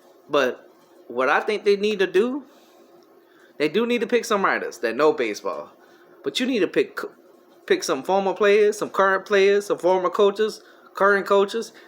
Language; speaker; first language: English; native; English